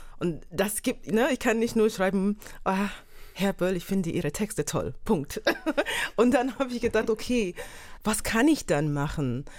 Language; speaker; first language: German; non-native, fluent; English